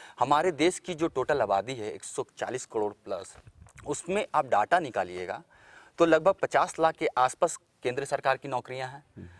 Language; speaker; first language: Hindi; native; Hindi